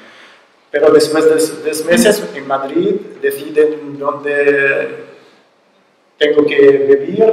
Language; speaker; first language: Spanish; non-native, learner; Arabic